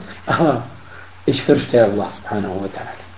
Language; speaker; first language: German; non-native, fluent; Arabic